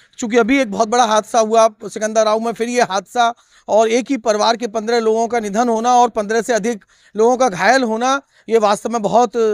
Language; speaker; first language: Hindi; native; Hindi